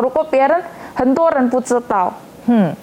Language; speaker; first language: Chinese; non-native, learner; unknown